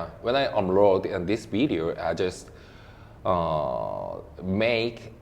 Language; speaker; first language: English; non-native, learner; Korean